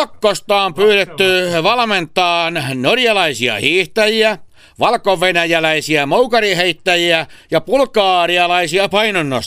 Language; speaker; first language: Finnish; native; Finnish